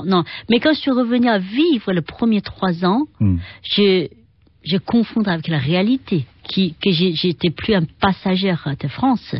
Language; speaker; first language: French; non-native, fluent; Chinese